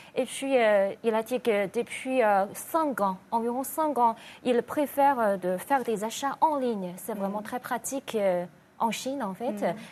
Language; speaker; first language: French; non-native, fluent; Chinese